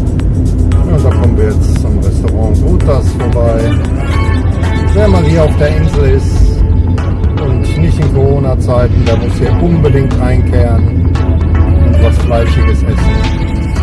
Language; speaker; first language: German; native; German